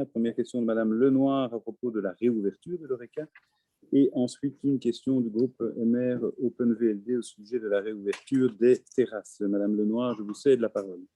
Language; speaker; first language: French; native; French